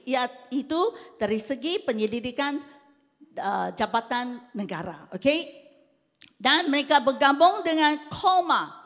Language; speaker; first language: Malay; non-native, local second language; Chinese